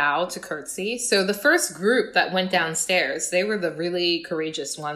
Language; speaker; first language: English; native; English